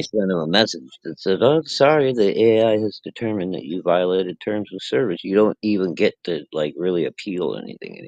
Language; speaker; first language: English; native; English